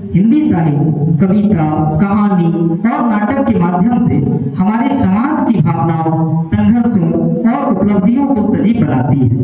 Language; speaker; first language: Hindi; native; Hindi